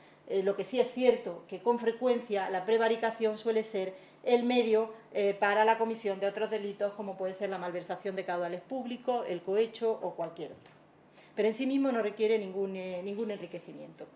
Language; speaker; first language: Spanish; native; Spanish